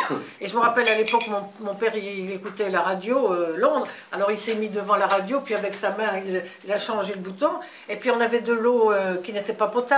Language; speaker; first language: French; native; French